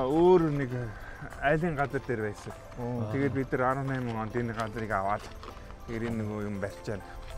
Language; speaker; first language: Mongolian; non-native, fluent; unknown